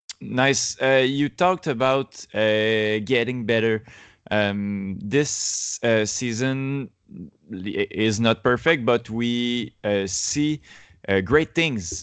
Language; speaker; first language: English; non-native, learner; French